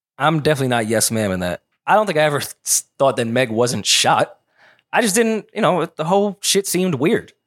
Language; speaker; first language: English; native; English